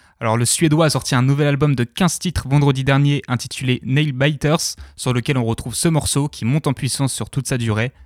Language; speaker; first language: French; native; French